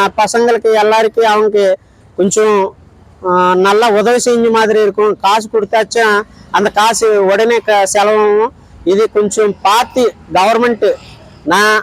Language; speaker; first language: Tamil; non-native, local second language; Telugu